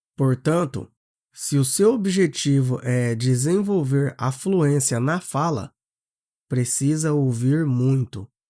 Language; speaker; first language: Portuguese; native; Portuguese